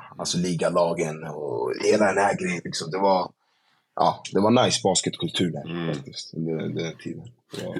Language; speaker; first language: Swedish; early bilingual, other home language; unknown